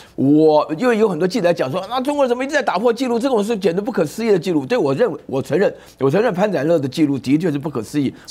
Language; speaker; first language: Chinese; native; Chinese